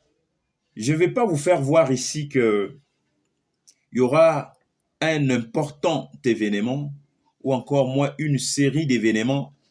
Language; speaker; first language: French; non-native, local second language; Lingala